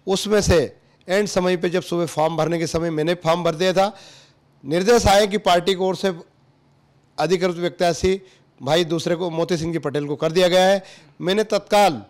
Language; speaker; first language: Hindi; native; Hindi